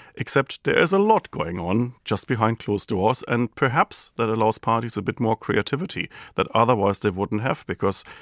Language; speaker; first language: English; non-native, fluent; German